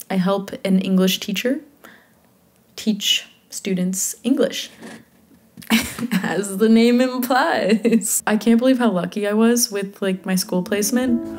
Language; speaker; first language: English; native; English